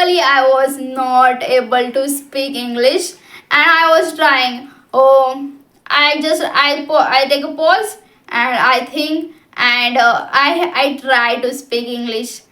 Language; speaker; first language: English; non-native, local second language; Hindi